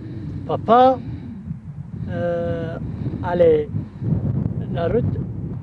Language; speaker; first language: French; non-native, learner; Arabic